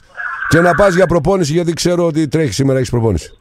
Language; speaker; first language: Greek; native; Greek